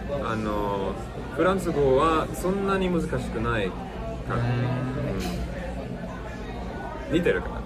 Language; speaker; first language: Japanese; non-native, learner; English